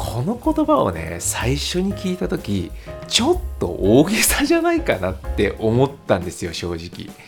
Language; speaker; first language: Japanese; native; Japanese